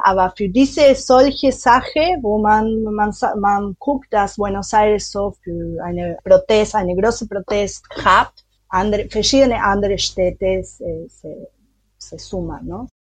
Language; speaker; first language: German; non-native, learner; Spanish